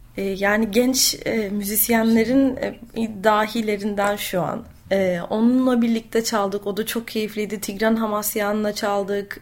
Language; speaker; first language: Turkish; native; Turkish